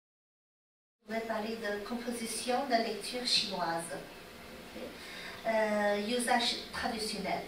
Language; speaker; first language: French; non-native, learner; Chinese